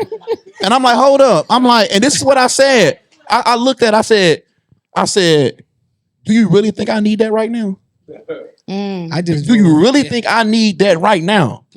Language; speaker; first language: English; native; English